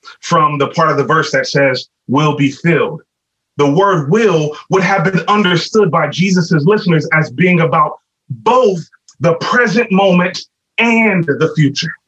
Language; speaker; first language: English; native; English